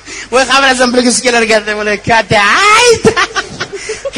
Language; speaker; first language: Russian; non-native, learner; Uzbek